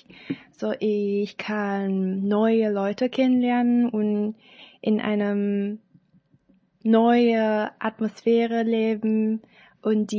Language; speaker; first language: German; non-native, learner; Chinese